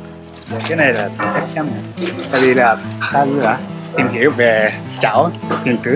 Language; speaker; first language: Vietnamese; non-native, learner; Japanese